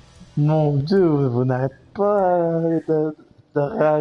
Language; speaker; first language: French; native; French